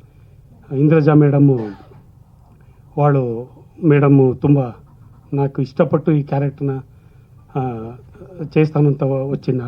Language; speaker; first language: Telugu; non-native, learner; Kannada